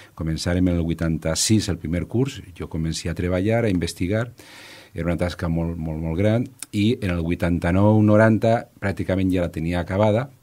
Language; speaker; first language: Catalan; native; Catalan